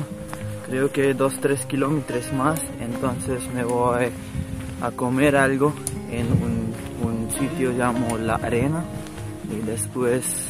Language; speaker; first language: Spanish; non-native, learner; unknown